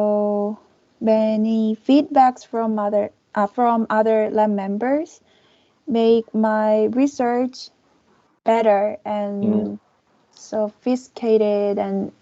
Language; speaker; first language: English; non-native, learner; Korean